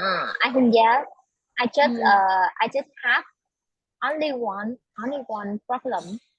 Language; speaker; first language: English; non-native, learner; Vietnamese